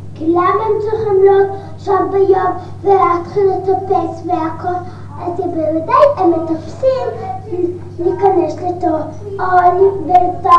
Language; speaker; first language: Hebrew; early bilingual, other home language; English